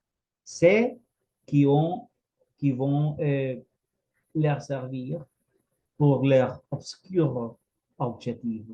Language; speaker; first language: French; non-native, fluent; Spanish